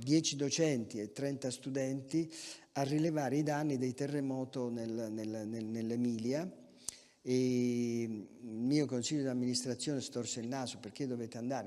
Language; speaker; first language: Italian; native; Italian